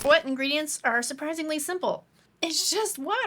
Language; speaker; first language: English; native; English